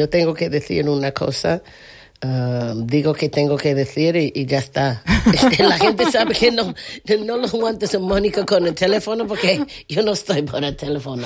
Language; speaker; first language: Spanish; non-native, fluent; English